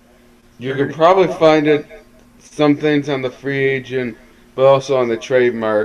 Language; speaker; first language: English; native; English